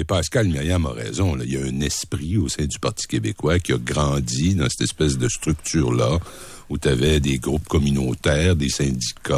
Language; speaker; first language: French; native; French